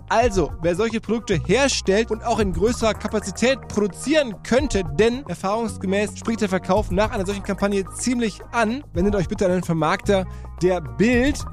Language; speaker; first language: German; native; German